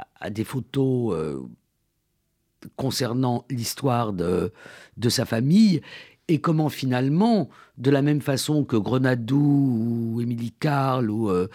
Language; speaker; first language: French; native; French